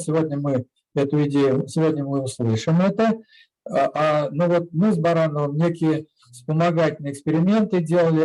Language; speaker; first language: Russian; native; Russian